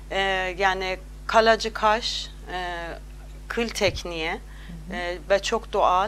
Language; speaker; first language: Turkish; non-native, learner; Azerbaijani